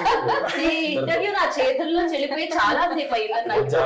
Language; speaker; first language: Telugu; native; Telugu